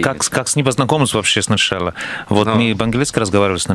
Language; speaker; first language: Russian; non-native, learner; Arabic